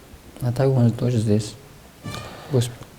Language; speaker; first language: Russian; non-native, local second language; Uzbek